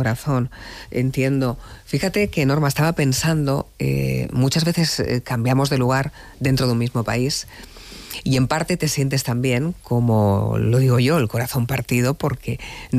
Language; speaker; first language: Spanish; native; Spanish